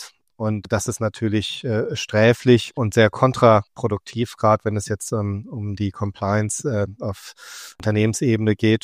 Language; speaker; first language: German; native; German